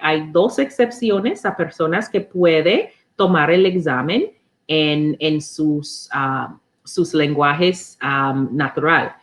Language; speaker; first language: Spanish; non-native, learner; English